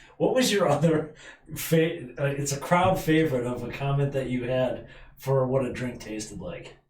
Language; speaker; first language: English; native; English